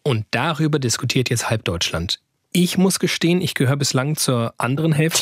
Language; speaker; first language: German; native; German